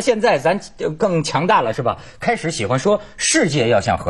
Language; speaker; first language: Chinese; native; Chinese